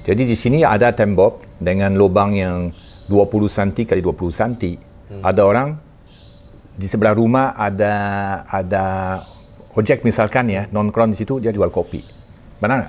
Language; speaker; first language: Indonesian; non-native, fluent; French